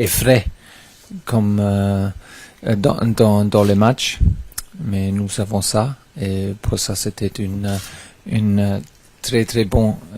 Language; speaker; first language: French; non-native, fluent; German